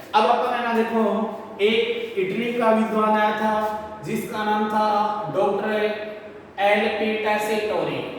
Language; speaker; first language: Hindi; native; Hindi